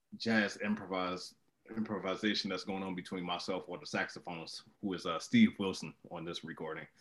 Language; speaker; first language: English; native; English